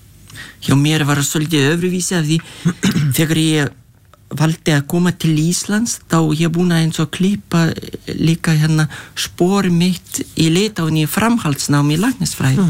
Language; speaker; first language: Icelandic; non-native, fluent; Lithuanian